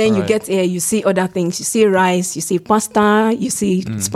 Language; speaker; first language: English; non-native, local second language; Yoruba